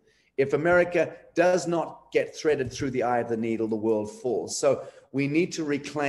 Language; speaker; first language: English; native; English